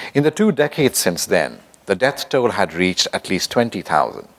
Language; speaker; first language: English; non-native, local second language; Bangla